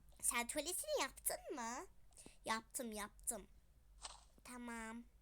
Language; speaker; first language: Turkish; early bilingual, other home language; Arabic